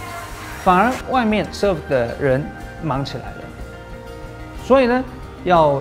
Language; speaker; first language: Chinese; non-native, fluent; Korean